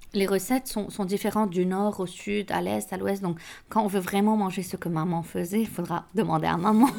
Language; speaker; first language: French; non-native, local second language; Arabic